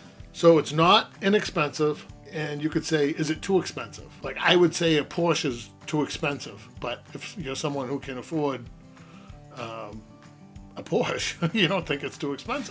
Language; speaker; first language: English; native; English